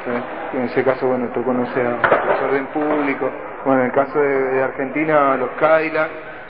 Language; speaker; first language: Spanish; native; Spanish